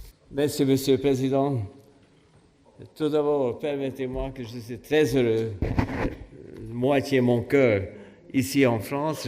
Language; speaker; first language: French; non-native, fluent; Hungarian